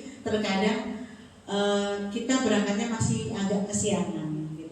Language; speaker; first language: Indonesian; native; Indonesian